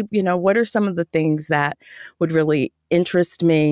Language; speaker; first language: English; native; English